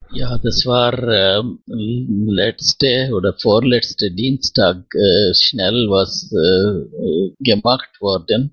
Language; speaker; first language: German; non-native, learner; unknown